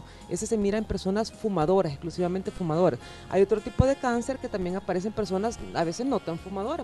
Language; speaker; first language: Spanish; native; Spanish